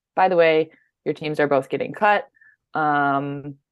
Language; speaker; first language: English; native; English